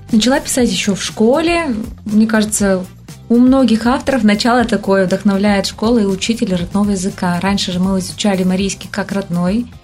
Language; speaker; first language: Russian; non-native, local second language; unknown